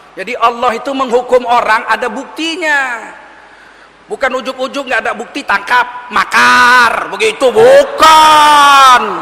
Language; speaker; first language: Indonesian; native; Indonesian